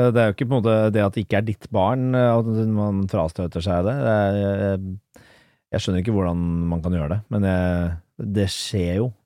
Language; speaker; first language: Norwegian; early bilingual, other home language; Persian